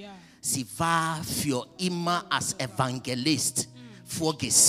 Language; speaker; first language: German; non-native, fluent; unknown